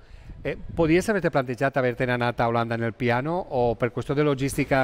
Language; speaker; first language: Catalan; native; Catalan